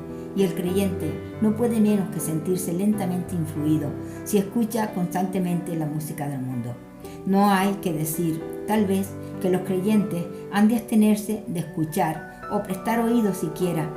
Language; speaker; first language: Spanish; native; Spanish